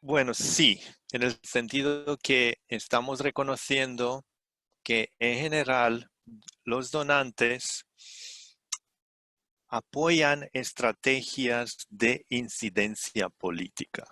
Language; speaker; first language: Spanish; non-native, fluent; Romanian